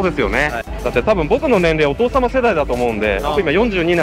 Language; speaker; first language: Japanese; native; Japanese